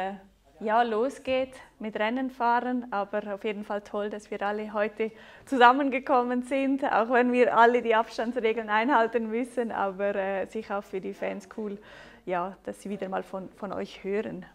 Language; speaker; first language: German; native; German